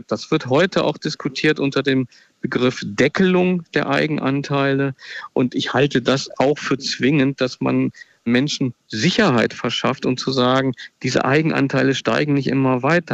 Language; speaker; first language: German; native; German